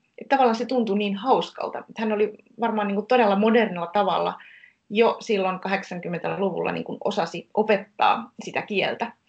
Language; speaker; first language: Finnish; native; Finnish